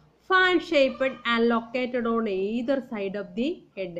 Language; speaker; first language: English; non-native, local second language; Malayalam